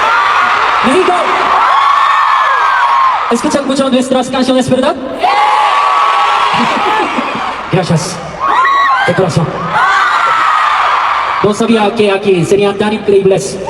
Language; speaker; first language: Spanish; non-native, learner; Korean